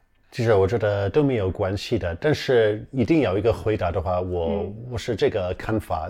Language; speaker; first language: Chinese; non-native, fluent; English